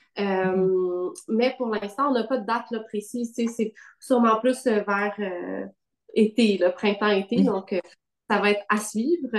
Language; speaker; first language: French; native; French